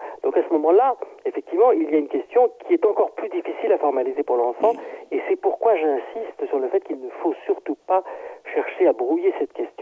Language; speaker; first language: French; native; French